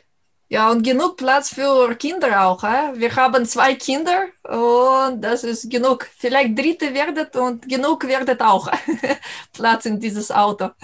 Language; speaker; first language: German; non-native, learner; Russian